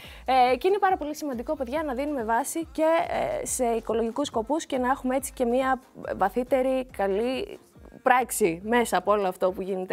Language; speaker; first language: Greek; native; Greek